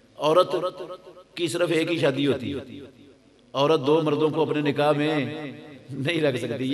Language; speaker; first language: Urdu; non-native, local second language; Punjabi